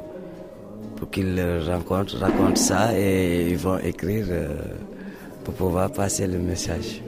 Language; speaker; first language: French; non-native, local second language; Mandingo